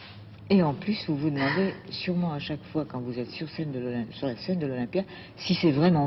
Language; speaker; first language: French; native; French